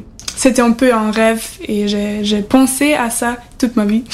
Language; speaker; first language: French; non-native, fluent; German